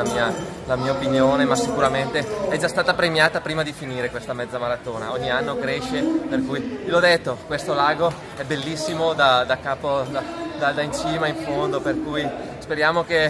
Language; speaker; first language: Italian; native; Italian